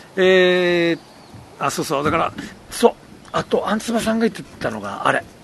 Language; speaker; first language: Japanese; native; Japanese